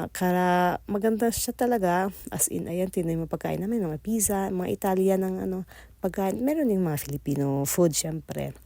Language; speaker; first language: Filipino; non-native, local second language; Cebuano